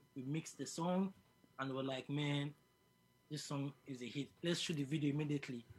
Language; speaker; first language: English; non-native, local second language; Yoruba